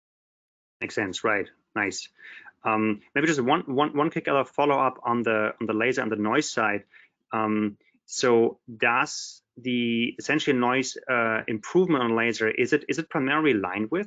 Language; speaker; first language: English; non-native, fluent; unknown